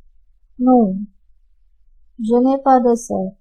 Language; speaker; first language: French; non-native, fluent; Hindi